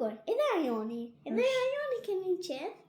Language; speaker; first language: Albanian; early bilingual, heritage; Albanian